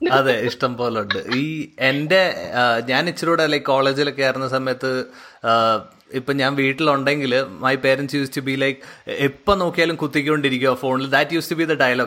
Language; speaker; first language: Malayalam; early bilingual, heritage; Malayalam